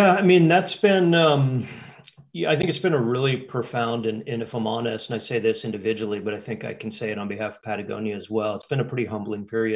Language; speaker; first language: English; native; English